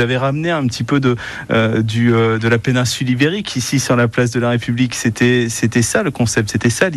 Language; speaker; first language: French; native; French